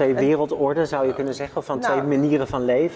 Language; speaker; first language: Dutch; native; Dutch